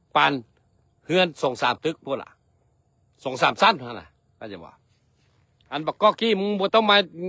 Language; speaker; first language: Lao; non-native, local second language; Hmong